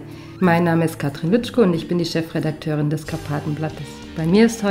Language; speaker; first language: German; native; German